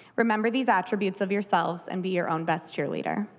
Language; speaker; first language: English; native; English